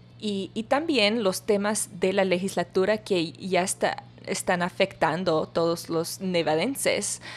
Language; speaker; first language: Spanish; non-native, learner; English